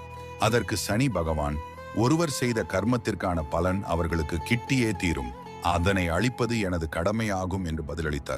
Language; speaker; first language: Tamil; native; Tamil